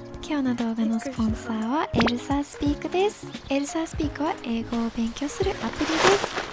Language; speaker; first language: Japanese; non-native, fluent; English